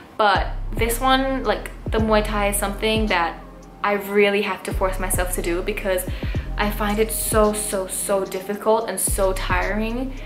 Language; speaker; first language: English; early bilingual, heritage; English